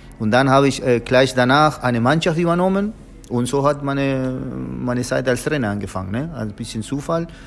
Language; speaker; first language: German; non-native, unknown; Spanish